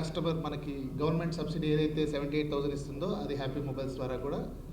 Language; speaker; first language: Telugu; native; Telugu